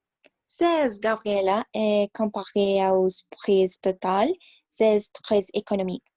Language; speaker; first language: French; non-native, learner; Spanish